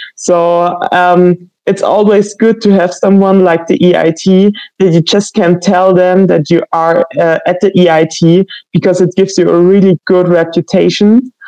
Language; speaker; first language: English; non-native, fluent; German